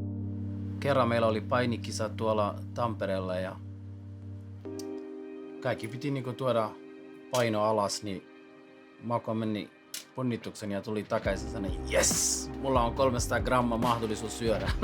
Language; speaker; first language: Finnish; non-native, fluent; Kurdish